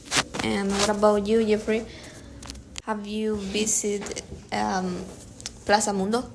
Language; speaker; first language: English; non-native, learner; Spanish